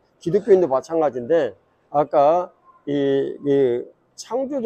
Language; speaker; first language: Korean; native; Korean